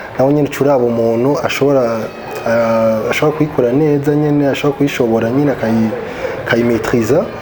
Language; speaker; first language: Rundi; native; Rundi